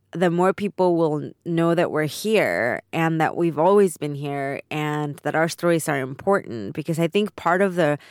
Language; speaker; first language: English; early bilingual, other home language; Spanish